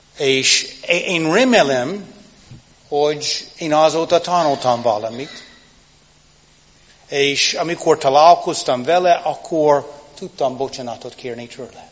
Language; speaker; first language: Hungarian; non-native, fluent; English